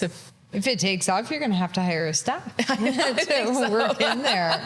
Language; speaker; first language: English; native; English